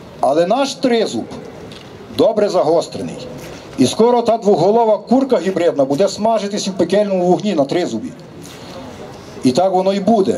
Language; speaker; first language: Ukrainian; native; Ukrainian